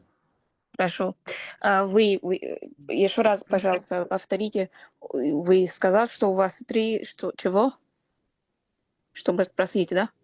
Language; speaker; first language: Russian; non-native, learner; Portuguese